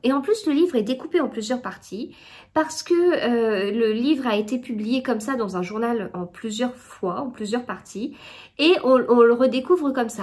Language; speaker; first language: French; native; French